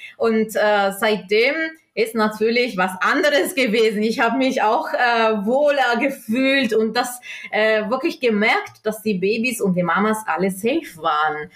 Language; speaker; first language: German; non-native, local second language; Italian